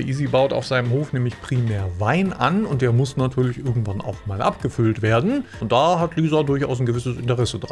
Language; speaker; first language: German; native; German